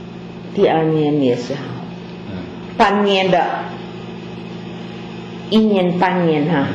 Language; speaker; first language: Chinese; non-native, learner; Filipino